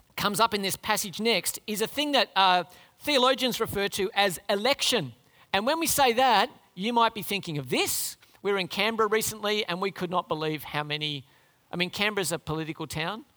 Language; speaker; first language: English; native; English